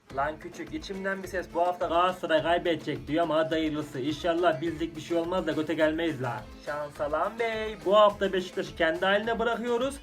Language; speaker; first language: Turkish; native; Turkish